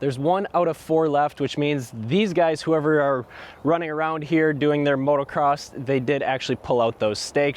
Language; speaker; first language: English; native; English